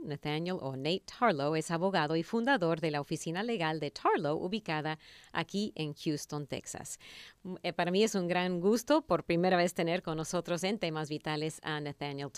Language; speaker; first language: Spanish; native; Spanish